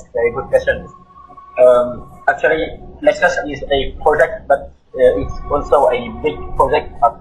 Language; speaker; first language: English; non-native, learner; Vietnamese